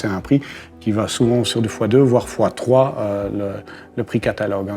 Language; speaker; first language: French; native; French